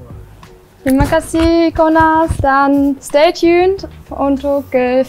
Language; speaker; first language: Indonesian; non-native, learner; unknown